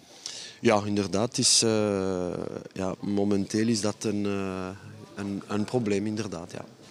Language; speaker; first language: Dutch; non-native, fluent; French